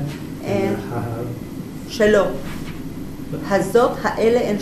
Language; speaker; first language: Hebrew; non-native, learner; English